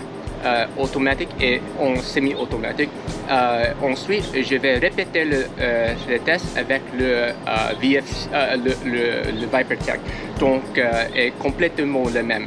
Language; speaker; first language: French; non-native, learner; English